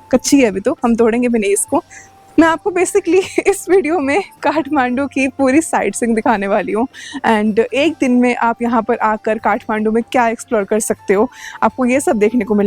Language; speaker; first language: Hindi; native; Hindi